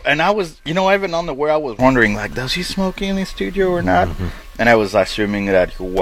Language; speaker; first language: English; non-native, fluent; French